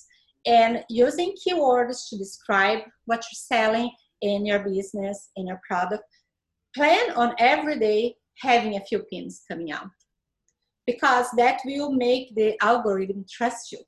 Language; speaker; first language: English; non-native, fluent; Portuguese